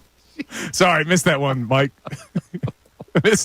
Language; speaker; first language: English; native; English